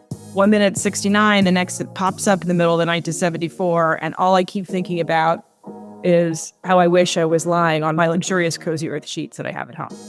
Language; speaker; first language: English; native; English